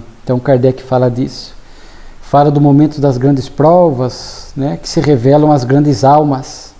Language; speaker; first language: Portuguese; native; Portuguese